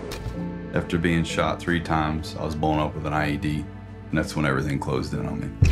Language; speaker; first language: English; native; English